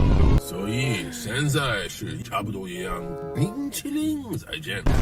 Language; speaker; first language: Chinese; non-native, learner; English